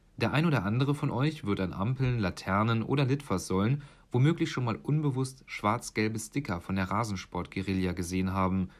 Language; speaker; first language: German; native; German